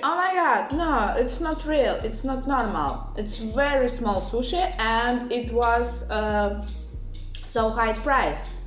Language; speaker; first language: English; non-native, learner; Russian